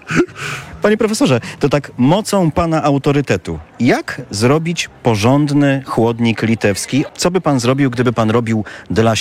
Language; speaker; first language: Polish; native; Polish